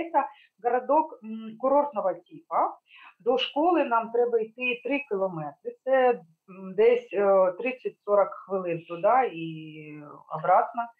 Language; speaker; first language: Ukrainian; non-native, local second language; Russian